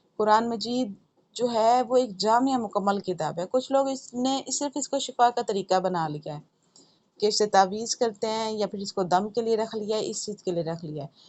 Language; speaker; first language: Urdu; native; Urdu